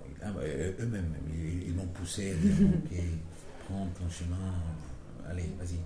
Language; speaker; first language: French; non-native, fluent; Spanish